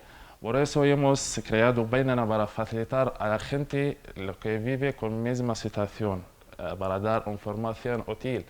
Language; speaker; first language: Spanish; non-native, learner; Arabic